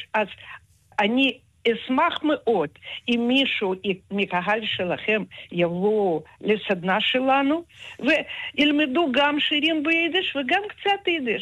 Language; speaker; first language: Hebrew; non-native, fluent; Russian